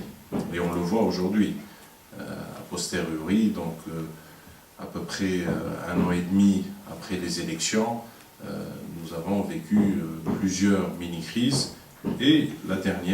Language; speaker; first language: French; non-native, local second language; Arabic